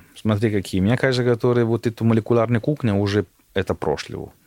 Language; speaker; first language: Russian; non-native, fluent; Italian